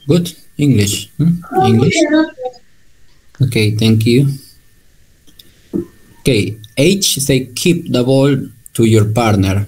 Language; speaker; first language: English; non-native, learner; Spanish